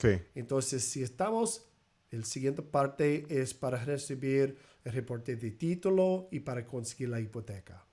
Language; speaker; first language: Spanish; early bilingual, heritage; English